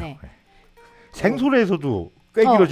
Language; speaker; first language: Korean; native; Korean